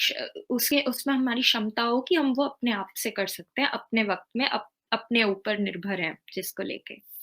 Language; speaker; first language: Hindi; native; Hindi